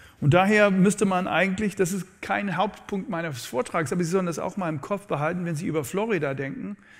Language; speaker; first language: German; non-native, fluent; English